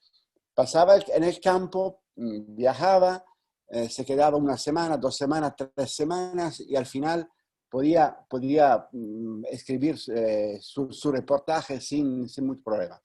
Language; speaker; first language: Spanish; non-native, fluent; Italian